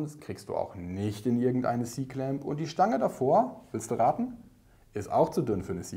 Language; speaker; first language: German; native; German